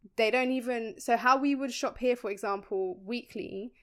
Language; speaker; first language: English; early bilingual, other home language; Spanish